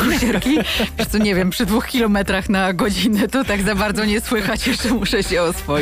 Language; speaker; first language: Polish; native; Polish